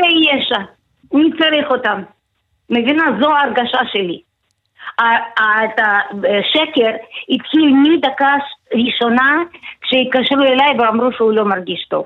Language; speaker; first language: Hebrew; non-native, fluent; Russian